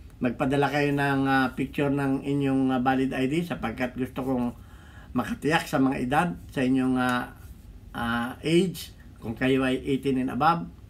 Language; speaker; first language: Filipino; native; Filipino